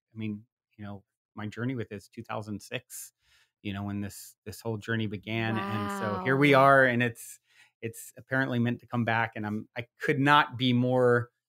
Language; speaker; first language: English; native; English